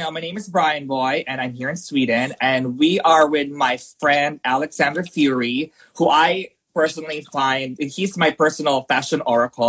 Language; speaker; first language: English; non-native, local second language; Filipino